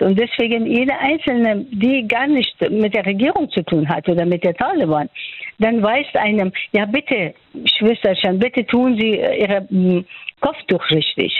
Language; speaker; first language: German; non-native, fluent; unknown